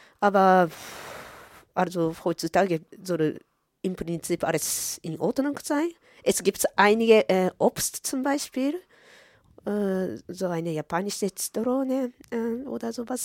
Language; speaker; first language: German; non-native, fluent; Japanese